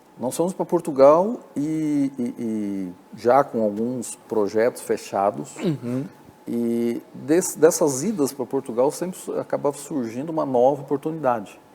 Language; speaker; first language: Portuguese; native; Portuguese